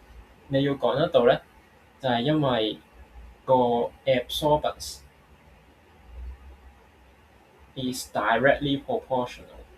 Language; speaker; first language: Cantonese; native; Cantonese